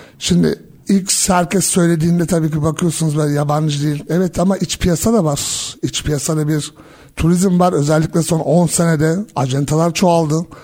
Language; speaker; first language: Turkish; early bilingual, heritage; Turkish